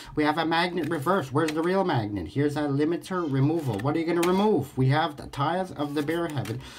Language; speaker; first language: English; native; English